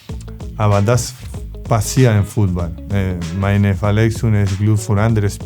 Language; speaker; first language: German; non-native, learner; Spanish